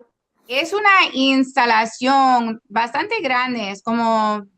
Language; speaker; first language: Spanish; non-native, local second language; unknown